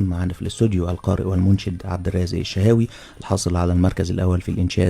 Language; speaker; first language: Arabic; native; Arabic